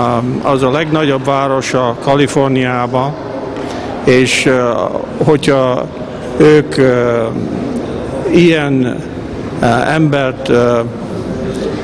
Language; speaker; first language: Hungarian; early bilingual, heritage; Hungarian